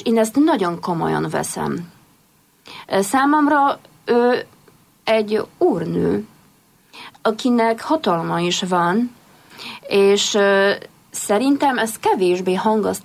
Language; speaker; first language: Hungarian; non-native, fluent; Polish